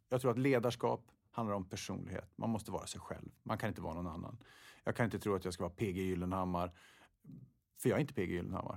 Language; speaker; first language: Swedish; native; Swedish